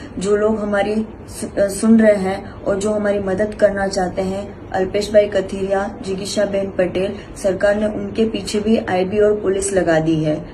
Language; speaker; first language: Hindi; native; Hindi